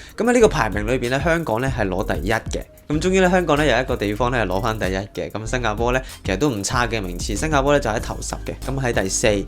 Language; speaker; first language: Cantonese; native; Cantonese